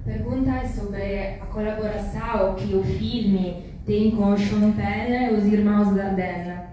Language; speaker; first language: Portuguese; non-native, learner; Italian